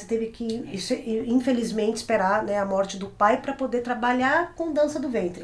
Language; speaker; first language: Portuguese; native; Portuguese